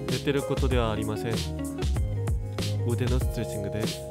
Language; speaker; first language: Japanese; non-native, fluent; Korean